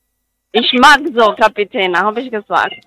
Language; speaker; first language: German; non-native, learner; Spanish